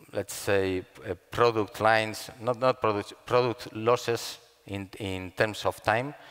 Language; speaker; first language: English; non-native, fluent; Spanish